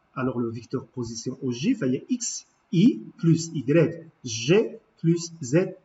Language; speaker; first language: French; non-native, local second language; Arabic